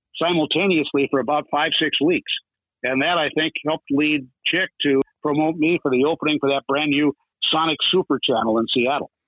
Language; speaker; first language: English; native; English